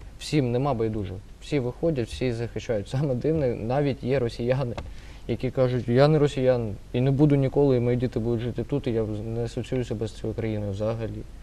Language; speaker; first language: Ukrainian; non-native, local second language; Russian